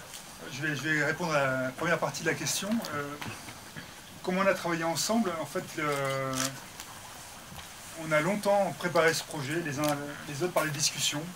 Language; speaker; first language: French; native; French